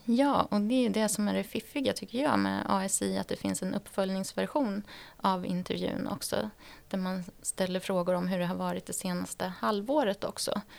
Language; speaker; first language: Swedish; native; Swedish